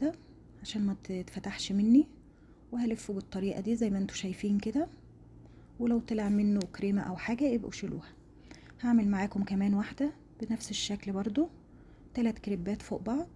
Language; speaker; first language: Arabic; native; Arabic